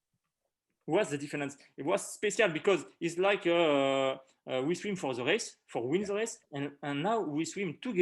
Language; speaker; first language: English; non-native, learner; French